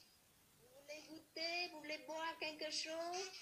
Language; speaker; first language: French; non-native, learner; Vietnamese